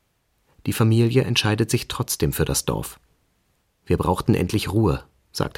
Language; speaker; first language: German; native; German